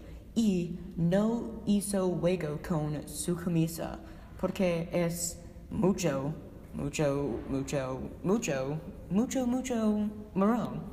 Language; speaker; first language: Spanish; non-native, learner; English